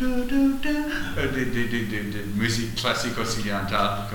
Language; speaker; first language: French; non-native, learner; English